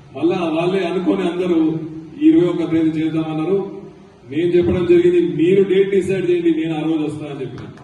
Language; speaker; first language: Telugu; native; Telugu